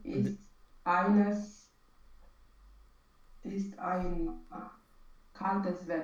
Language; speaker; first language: German; non-native, learner; Romanian